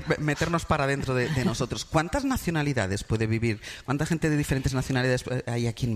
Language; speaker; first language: Spanish; native; Spanish